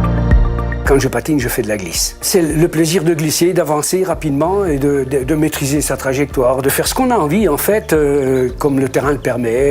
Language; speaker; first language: French; native; French